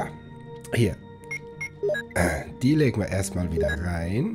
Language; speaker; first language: German; native; German